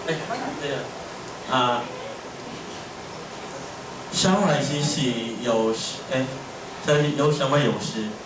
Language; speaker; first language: Chinese; non-native, learner; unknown